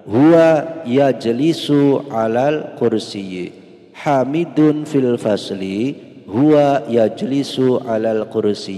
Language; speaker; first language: Arabic; non-native, fluent; Indonesian